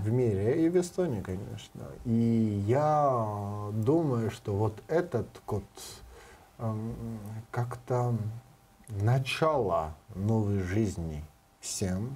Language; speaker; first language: Russian; non-native, learner; Georgian